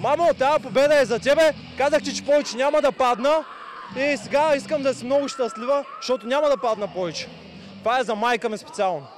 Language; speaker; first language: Bulgarian; native; Bulgarian